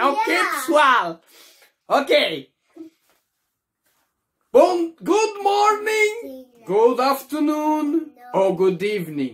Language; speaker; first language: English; non-native, fluent; Portuguese